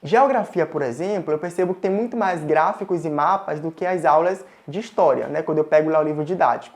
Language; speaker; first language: Portuguese; native; Portuguese